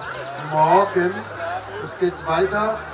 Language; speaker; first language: German; non-native, learner; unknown